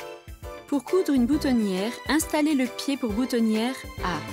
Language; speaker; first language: French; native; French